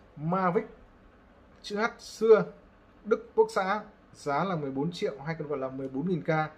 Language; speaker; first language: Vietnamese; native; Vietnamese